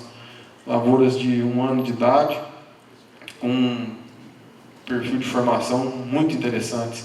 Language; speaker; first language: Portuguese; native; Portuguese